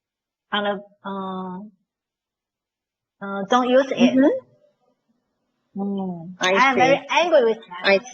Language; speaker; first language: English; non-native, learner; Chinese